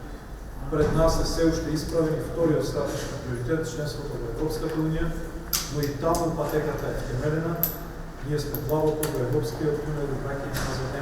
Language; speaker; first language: Macedonian; non-native, local second language; Albanian